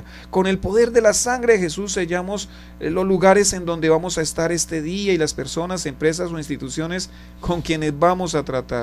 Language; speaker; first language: Spanish; native; Spanish